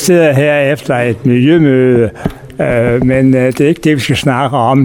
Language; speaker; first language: Danish; native; Danish